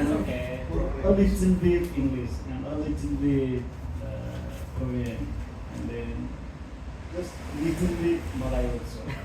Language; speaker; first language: English; non-native, learner; Nepali